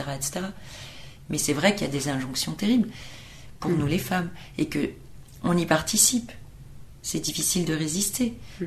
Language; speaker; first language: French; native; French